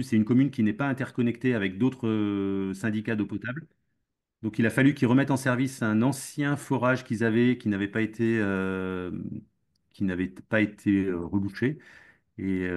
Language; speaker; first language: French; native; French